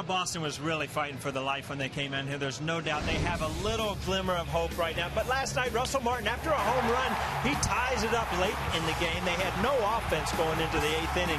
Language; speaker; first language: English; native; English